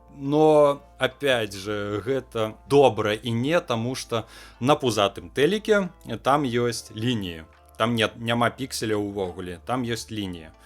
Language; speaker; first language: Belarusian; non-native, local second language; Russian